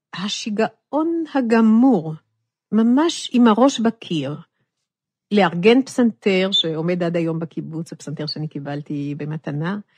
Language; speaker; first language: Hebrew; native; Hebrew